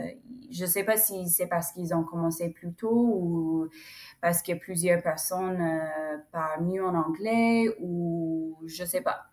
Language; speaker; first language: French; non-native, fluent; English